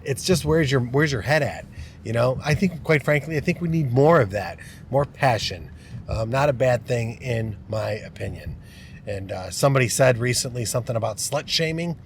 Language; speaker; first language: English; native; English